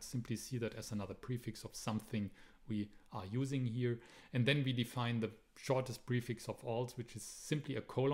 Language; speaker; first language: English; non-native, fluent; German